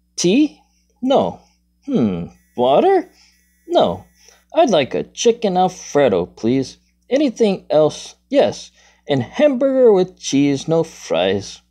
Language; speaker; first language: English; native; English